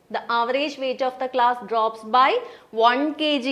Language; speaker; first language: English; non-native, local second language; Malayalam